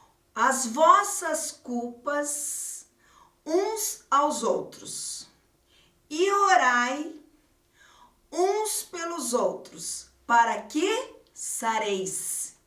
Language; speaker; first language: Portuguese; native; Portuguese